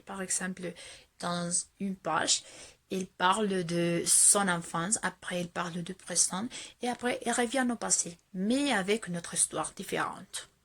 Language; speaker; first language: French; non-native, fluent; Spanish